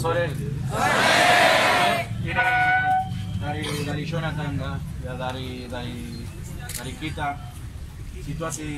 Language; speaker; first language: Indonesian; non-native, learner; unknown